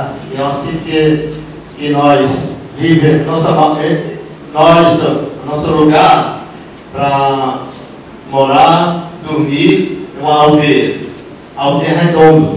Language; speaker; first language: Portuguese; non-native, local second language; Yanomámi